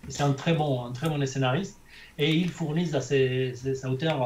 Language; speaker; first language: French; non-native, fluent; Spanish